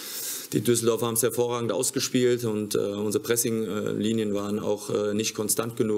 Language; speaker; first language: German; native; German